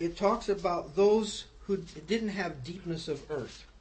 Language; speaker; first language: English; native; English